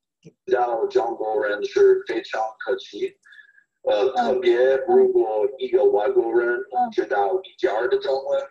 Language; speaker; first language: Chinese; non-native, fluent; English